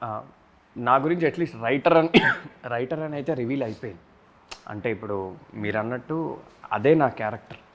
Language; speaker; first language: Telugu; native; Telugu